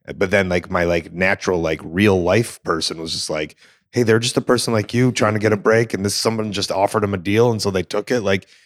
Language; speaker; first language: English; native; English